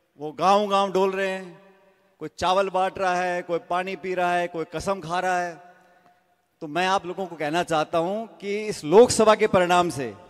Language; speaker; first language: Hindi; native; Hindi